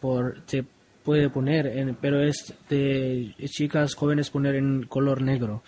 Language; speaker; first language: Spanish; non-native, learner; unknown